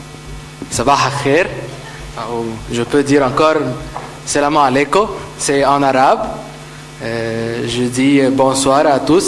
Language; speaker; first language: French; non-native, fluent; Arabic